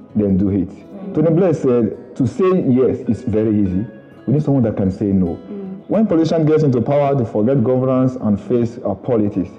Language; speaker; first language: English; non-native, local second language; Yoruba